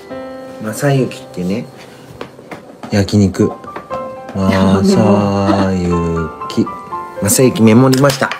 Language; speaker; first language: Japanese; native; Japanese